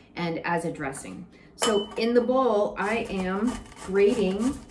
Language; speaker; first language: English; native; English